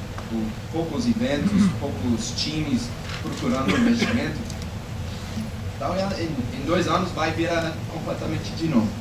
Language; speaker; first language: Portuguese; non-native, fluent; English